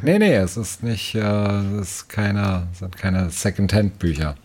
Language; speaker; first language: German; native; German